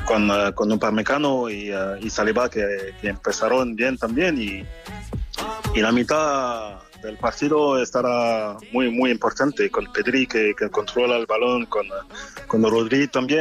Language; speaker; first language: Spanish; non-native, fluent; French